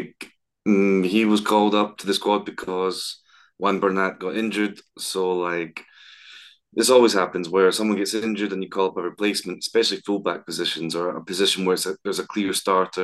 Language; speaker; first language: English; native; English